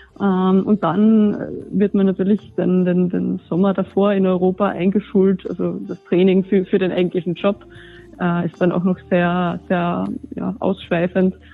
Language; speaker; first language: German; native; German